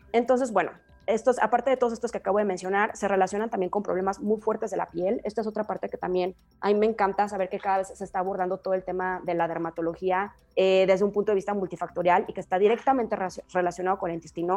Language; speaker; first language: Spanish; native; Spanish